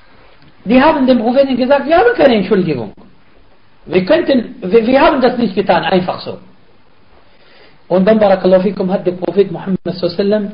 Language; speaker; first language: German; non-native, fluent; Arabic